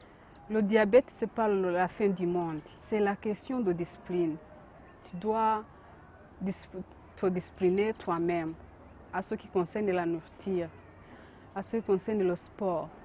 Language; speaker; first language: French; non-native, local second language; Kinyarwanda